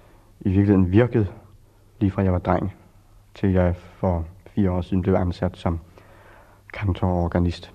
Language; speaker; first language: Danish; early bilingual, other home language; Polish